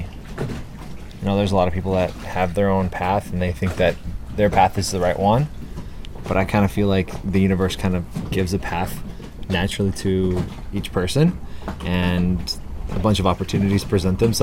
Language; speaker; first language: English; native; English